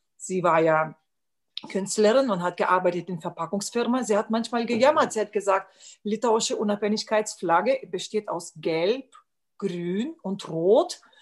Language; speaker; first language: German; non-native, fluent; Lithuanian